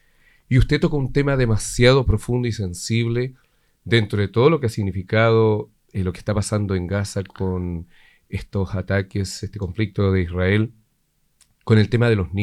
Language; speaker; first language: Spanish; native; Spanish